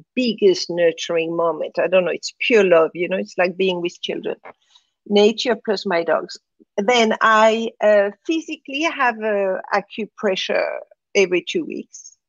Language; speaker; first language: English; non-native, fluent; French